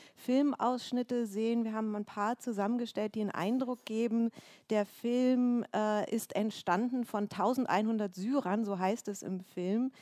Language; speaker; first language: German; native; German